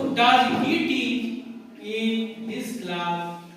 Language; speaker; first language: English; non-native, local second language; Hindi